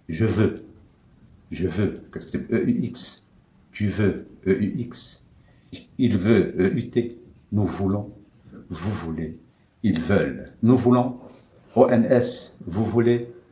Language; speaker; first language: French; non-native, local second language; Arabic